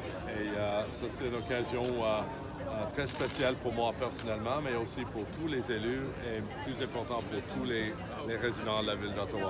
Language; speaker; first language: French; non-native, fluent; English